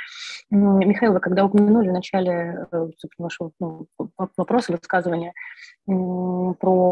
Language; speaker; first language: Russian; native; Russian